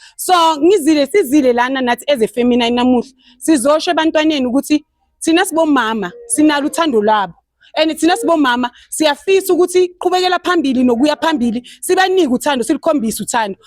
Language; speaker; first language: Zulu; native; Zulu